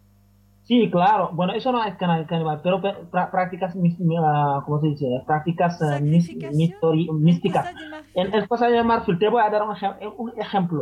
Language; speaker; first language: Spanish; non-native, fluent; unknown